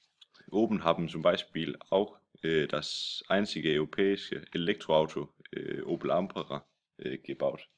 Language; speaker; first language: German; non-native, learner; Danish